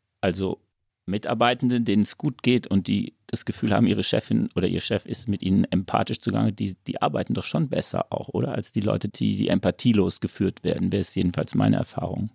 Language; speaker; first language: German; native; German